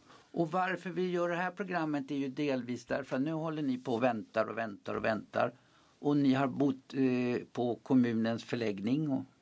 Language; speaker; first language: Swedish; native; Swedish